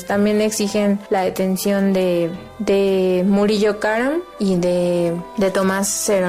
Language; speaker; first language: Spanish; native; Spanish